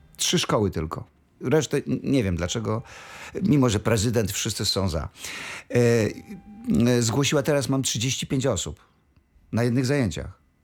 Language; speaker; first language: Polish; native; Polish